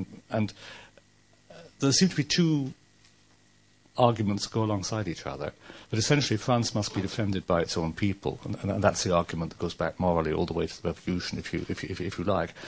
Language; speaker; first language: English; native; English